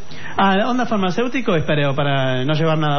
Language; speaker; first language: Spanish; native; Spanish